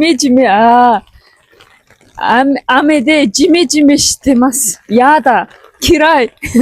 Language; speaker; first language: Japanese; non-native, fluent; Mongolian